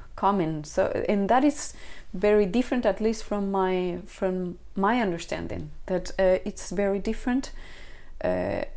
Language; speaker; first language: English; non-native, fluent; Spanish